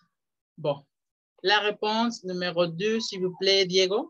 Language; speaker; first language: French; non-native, fluent; Spanish